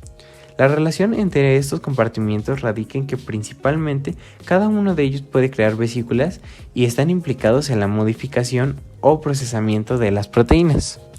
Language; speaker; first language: Spanish; native; Spanish